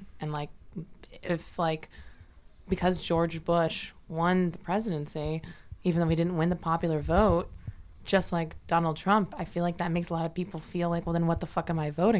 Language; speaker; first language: English; native; English